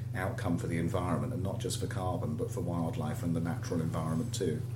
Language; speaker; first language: English; native; English